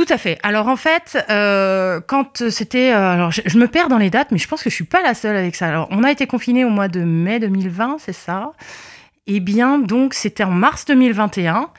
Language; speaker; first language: French; native; French